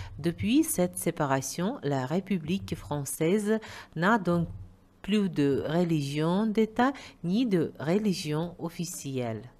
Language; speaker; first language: French; non-native, fluent; Uzbek